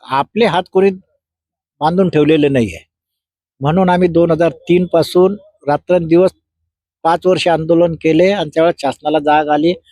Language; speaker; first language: Marathi; native; Marathi